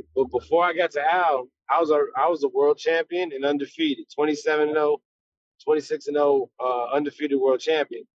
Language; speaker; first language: English; native; English